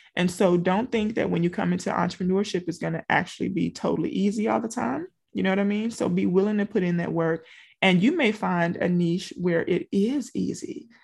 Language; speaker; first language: English; native; English